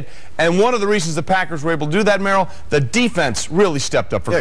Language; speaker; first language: English; native; English